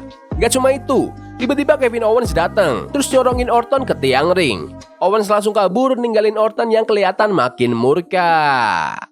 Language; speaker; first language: Indonesian; native; Indonesian